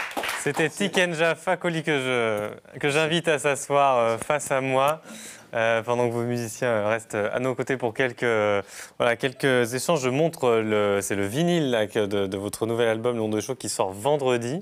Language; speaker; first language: French; native; French